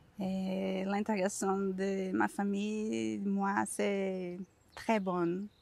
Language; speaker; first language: French; non-native, learner; Portuguese